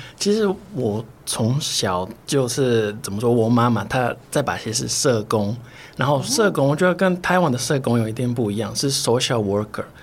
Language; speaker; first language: Chinese; non-native, fluent; Portuguese